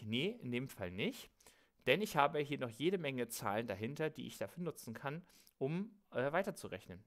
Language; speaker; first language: German; native; German